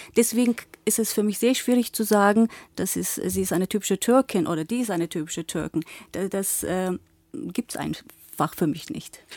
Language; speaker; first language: German; early bilingual, other home language; Turkish